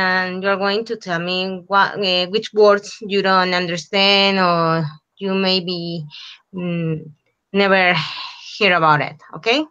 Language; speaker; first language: English; non-native, fluent; Spanish